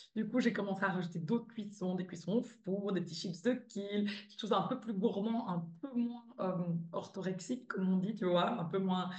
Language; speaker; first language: French; native; French